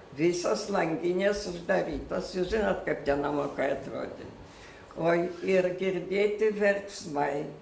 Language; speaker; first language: Lithuanian; early bilingual, other home language; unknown